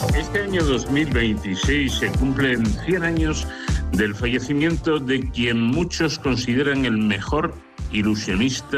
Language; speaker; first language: Spanish; native; Spanish